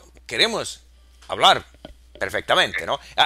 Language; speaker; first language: Spanish; non-native, fluent; English